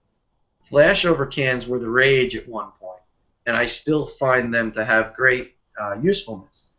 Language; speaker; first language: English; native; English